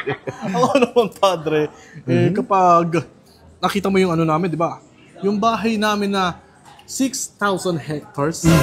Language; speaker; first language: Filipino; native; Filipino